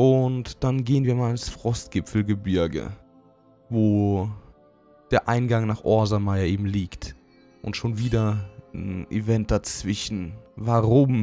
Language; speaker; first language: German; native; German